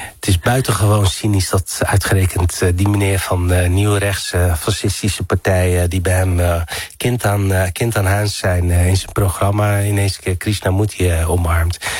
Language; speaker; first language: Dutch; early bilingual, other home language; Arabic